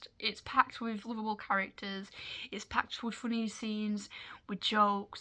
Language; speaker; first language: English; native; English